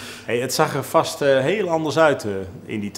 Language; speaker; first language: Dutch; native; Dutch